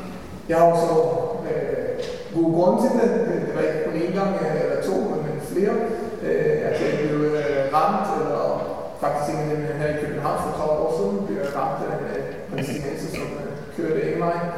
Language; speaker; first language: Danish; non-native, fluent; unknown